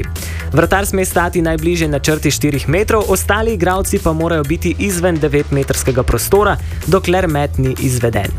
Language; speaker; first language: Slovenian; native; Slovenian